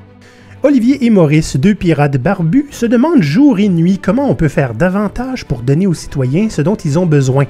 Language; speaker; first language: French; native; French